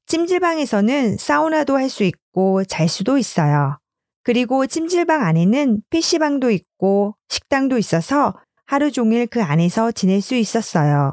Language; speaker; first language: Korean; non-native, learner; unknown